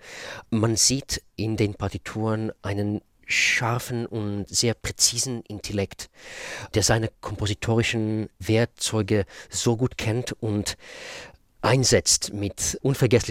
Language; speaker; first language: German; non-native, fluent; Russian